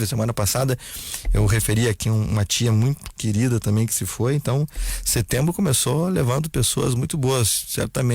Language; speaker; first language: Portuguese; native; Portuguese